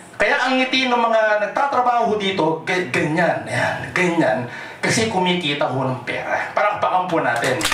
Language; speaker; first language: Filipino; non-native, local second language; Cebuano